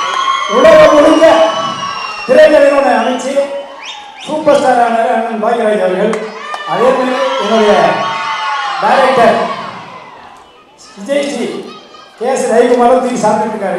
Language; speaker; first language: Tamil; native; Tamil